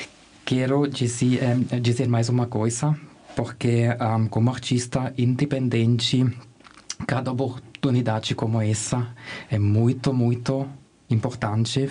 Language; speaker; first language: Portuguese; non-native, fluent; German